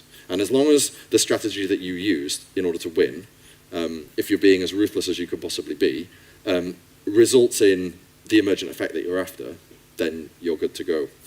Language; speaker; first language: English; native; English